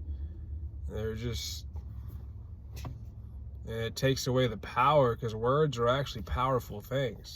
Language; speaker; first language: English; native; English